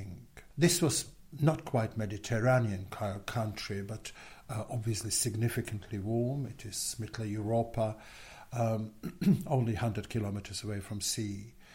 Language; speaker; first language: English; non-native, fluent; Czech